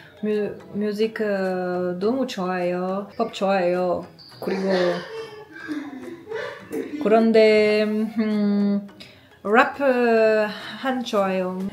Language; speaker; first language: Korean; non-native, learner; French